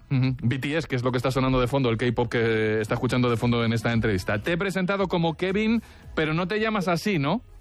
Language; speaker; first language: Spanish; native; Spanish